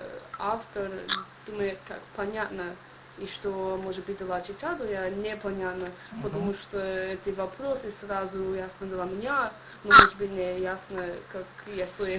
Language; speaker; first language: Russian; non-native, learner; English